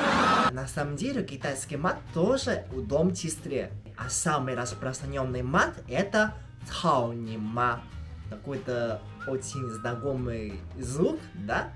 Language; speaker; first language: Russian; non-native, fluent; Chinese